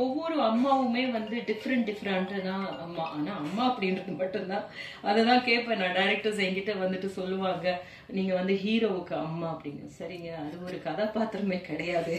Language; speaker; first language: Tamil; native; Tamil